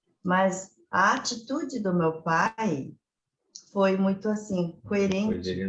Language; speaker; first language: Portuguese; early bilingual, other home language; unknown